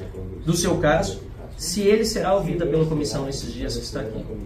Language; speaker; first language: Portuguese; native; Portuguese